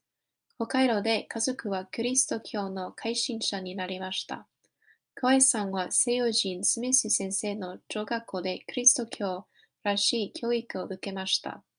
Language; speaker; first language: Japanese; non-native, learner; English